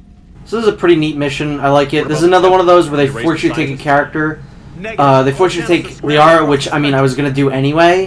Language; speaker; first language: English; native; English